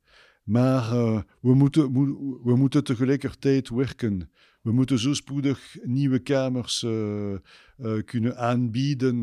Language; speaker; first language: Dutch; non-native, fluent; French